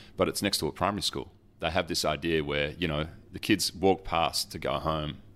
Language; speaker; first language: English; early bilingual, other home language; Dutch